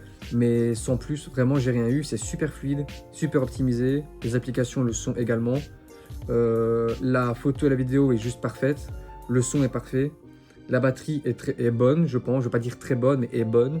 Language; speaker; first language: French; native; French